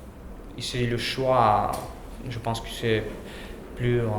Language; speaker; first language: French; non-native, learner; Russian